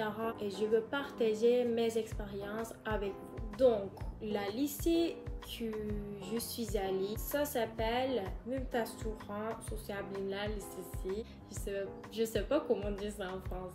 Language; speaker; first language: French; non-native, learner; Turkish